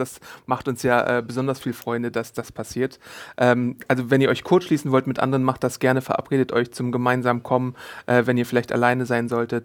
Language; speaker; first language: German; native; German